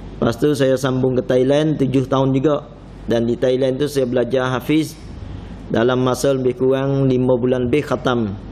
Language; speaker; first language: Malay; non-native, fluent; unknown